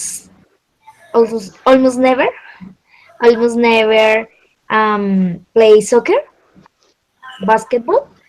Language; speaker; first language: English; non-native, learner; Spanish